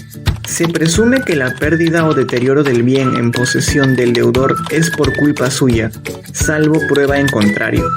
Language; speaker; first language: Spanish; native; Spanish